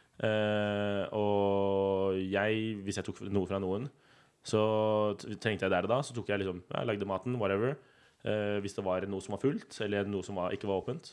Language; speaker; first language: Norwegian; native; Norwegian